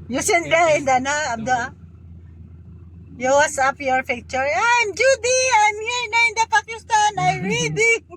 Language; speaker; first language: English; non-native, learner; Filipino